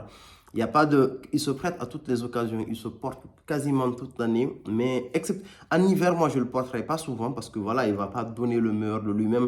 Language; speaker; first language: French; native; French